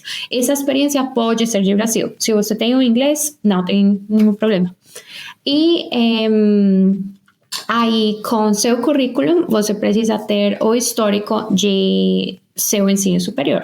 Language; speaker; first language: Portuguese; non-native, fluent; Spanish